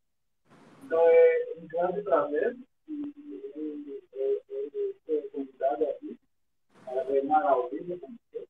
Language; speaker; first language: Portuguese; non-native, learner; Greek